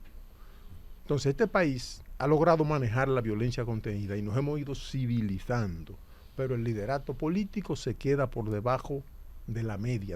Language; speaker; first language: Spanish; native; Spanish